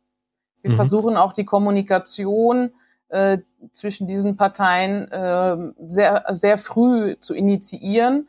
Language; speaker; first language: German; native; German